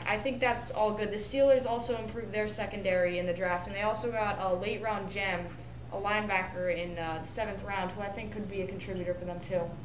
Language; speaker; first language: English; native; English